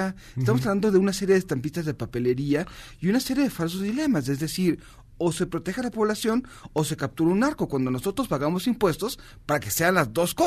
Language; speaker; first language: Spanish; native; Spanish